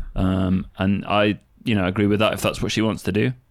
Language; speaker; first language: English; native; English